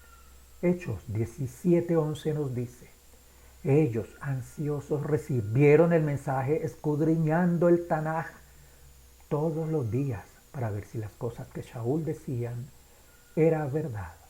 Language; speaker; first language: Spanish; native; Spanish